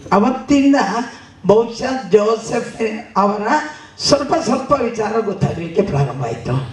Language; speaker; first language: Kannada; non-native, local second language; Tulu